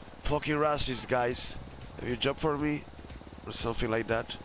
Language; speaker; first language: English; non-native, learner; Polish